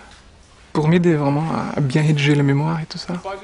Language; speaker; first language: French; non-native, fluent; Portuguese